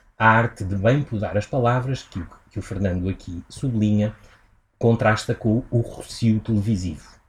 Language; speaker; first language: Portuguese; native; Portuguese